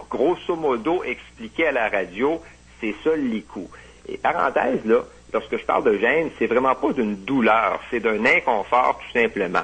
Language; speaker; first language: French; native; French